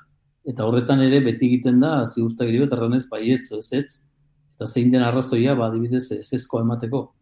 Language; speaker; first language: Basque; native; Basque